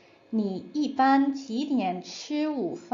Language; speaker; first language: Chinese; non-native, fluent; English